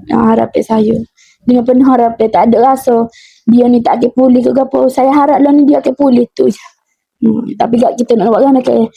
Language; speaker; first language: Malay; native; Malay